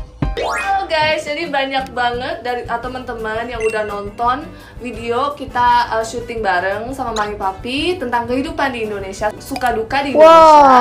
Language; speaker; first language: Indonesian; early bilingual, other home language; Korean